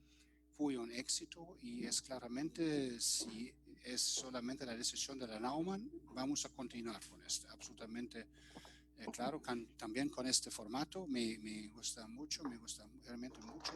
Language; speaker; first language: Spanish; non-native, fluent; German